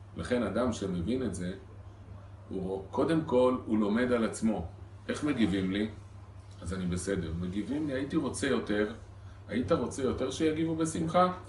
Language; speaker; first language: Hebrew; native; Hebrew